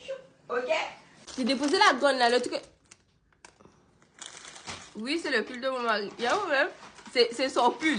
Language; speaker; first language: French; native; French